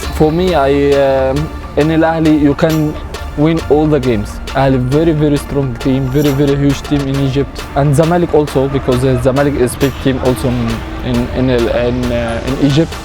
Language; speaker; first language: English; non-native, learner; Arabic